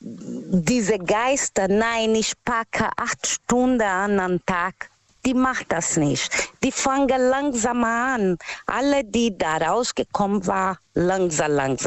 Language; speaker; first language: German; non-native, learner; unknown